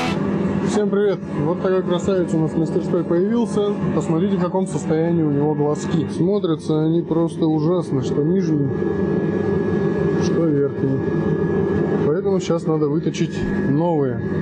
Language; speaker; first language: Russian; native; Russian